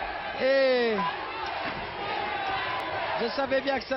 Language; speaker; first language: French; native; French